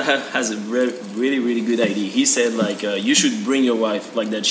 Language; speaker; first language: English; non-native, learner; French